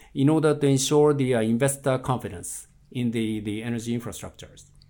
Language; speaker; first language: English; non-native, fluent; Japanese